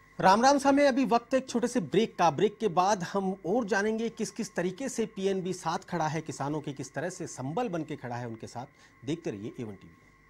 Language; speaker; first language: Hindi; native; Hindi